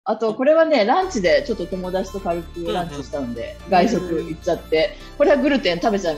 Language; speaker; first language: Japanese; native; Japanese